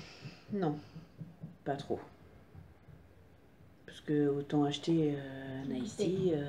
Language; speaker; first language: French; native; French